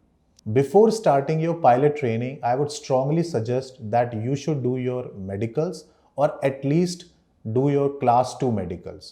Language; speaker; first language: English; non-native, local second language; Hindi